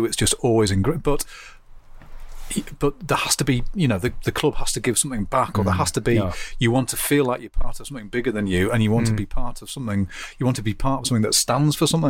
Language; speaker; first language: English; native; English